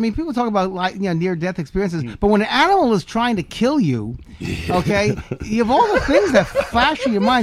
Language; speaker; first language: English; native; English